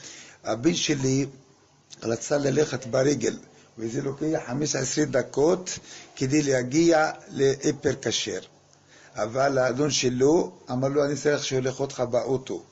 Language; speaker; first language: Hebrew; non-native, fluent; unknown